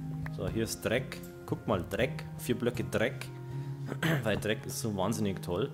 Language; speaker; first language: German; native; German